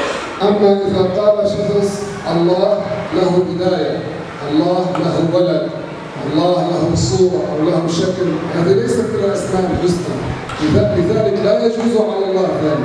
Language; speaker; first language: Arabic; native; Arabic